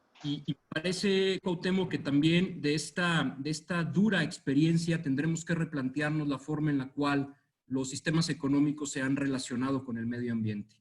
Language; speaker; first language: Spanish; native; Spanish